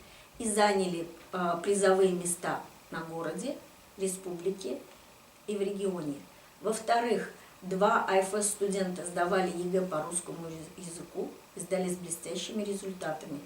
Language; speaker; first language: Russian; native; Russian